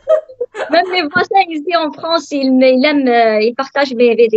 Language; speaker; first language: French; non-native, learner; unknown